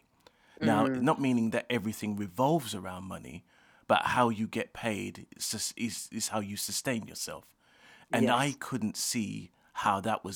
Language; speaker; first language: English; non-native, local second language; Jamaican Creole English